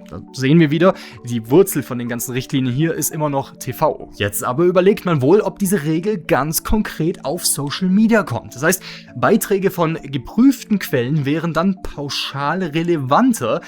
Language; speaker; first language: German; native; German